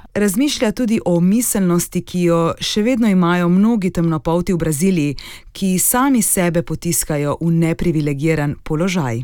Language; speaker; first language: Slovenian; native; Slovenian